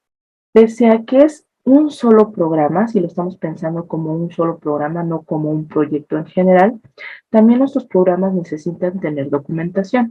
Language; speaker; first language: Spanish; native; Spanish